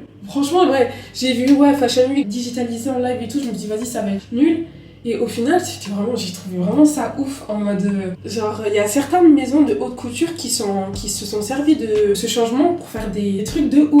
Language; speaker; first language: French; native; French